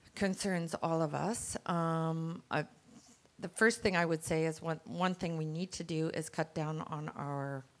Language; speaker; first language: English; native; English